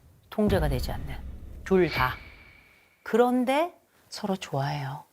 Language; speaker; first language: Korean; native; Korean